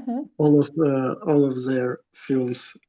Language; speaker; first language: English; non-native, learner; Russian